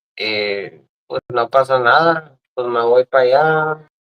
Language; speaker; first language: Spanish; early bilingual, other home language; English